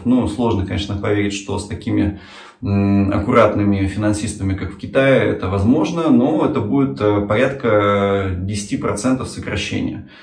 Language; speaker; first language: Russian; native; Russian